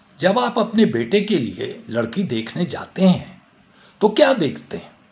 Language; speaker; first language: Urdu; native; Urdu